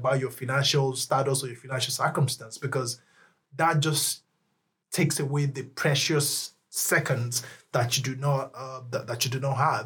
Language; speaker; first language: English; non-native, local second language; Yoruba